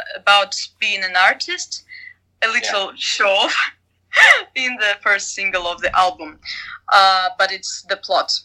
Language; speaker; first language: English; non-native, fluent; Russian